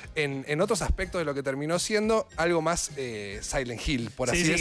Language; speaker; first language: Spanish; native; Spanish